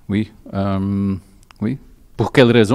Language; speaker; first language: French; non-native, local second language; Dutch